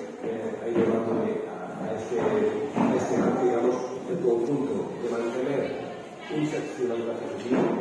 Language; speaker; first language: Spanish; native; Spanish